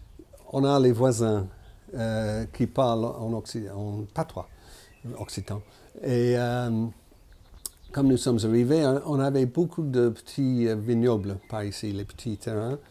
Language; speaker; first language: French; non-native, fluent; English